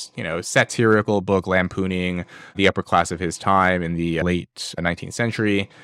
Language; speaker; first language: English; native; English